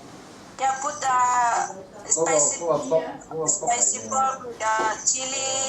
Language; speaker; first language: English; non-native, learner; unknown